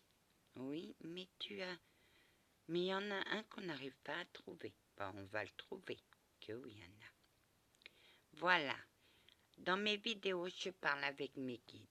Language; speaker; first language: French; early bilingual, other home language; Portuguese